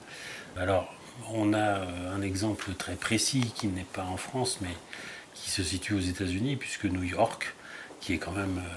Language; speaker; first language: French; native; French